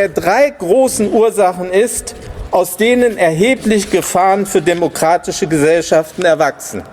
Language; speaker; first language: German; native; German